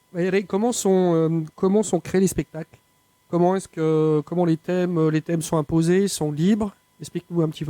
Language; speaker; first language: French; native; French